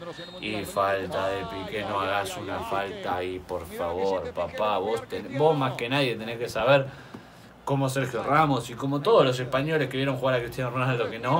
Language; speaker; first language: Spanish; native; Spanish